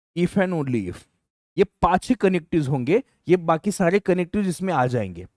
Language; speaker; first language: Hindi; non-native, local second language; Marathi